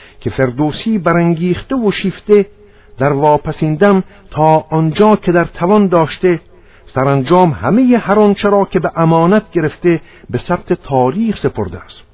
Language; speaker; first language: Persian; non-native, local second language; Armenian